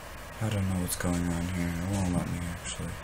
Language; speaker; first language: English; native; English